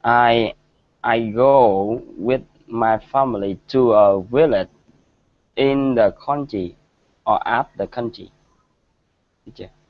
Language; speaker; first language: English; non-native, learner; Vietnamese